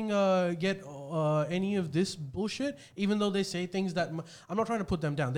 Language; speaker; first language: English; non-native, local second language; Urdu